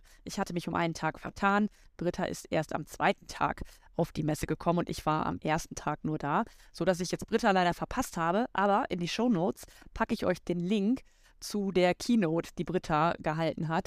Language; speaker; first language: German; native; German